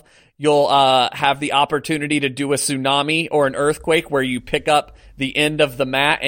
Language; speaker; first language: English; native; English